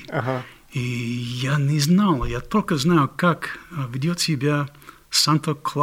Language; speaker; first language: Russian; non-native, fluent; English